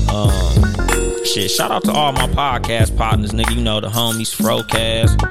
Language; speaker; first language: English; native; English